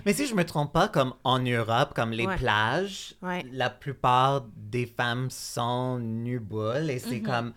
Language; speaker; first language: French; native; French